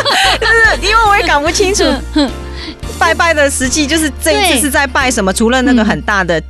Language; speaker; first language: Chinese; native; Chinese